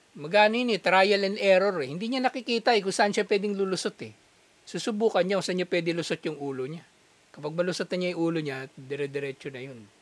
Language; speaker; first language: Filipino; native; Filipino